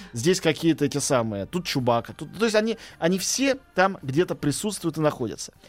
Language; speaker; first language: Russian; native; Russian